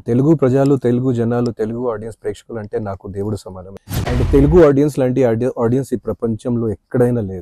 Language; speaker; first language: Telugu; non-native, fluent; Awadhi